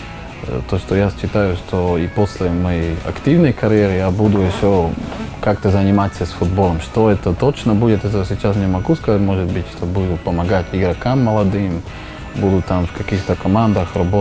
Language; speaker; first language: Russian; non-native, learner; Slovak